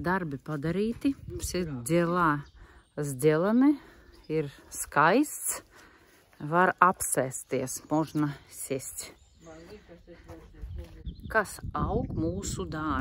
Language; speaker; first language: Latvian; non-native, local second language; Russian